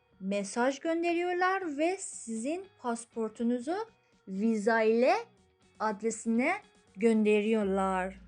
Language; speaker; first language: Turkish; non-native, fluent; Persian